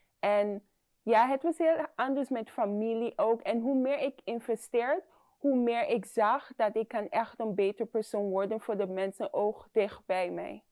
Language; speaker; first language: Dutch; non-native, fluent; English